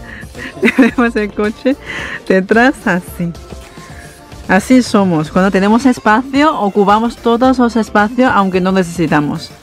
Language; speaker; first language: Spanish; non-native, learner; Chinese